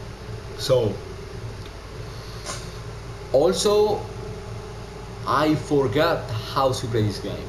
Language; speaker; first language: English; non-native, learner; Italian